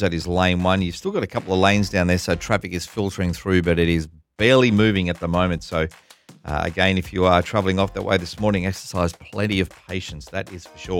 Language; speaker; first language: English; native; English